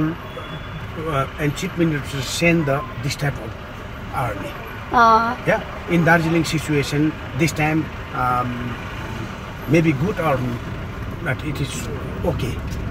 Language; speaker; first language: English; non-native, local second language; Nepali